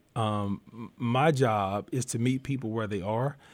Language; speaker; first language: English; native; English